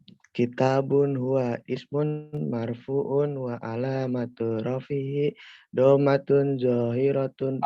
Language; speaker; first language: Arabic; non-native, learner; Indonesian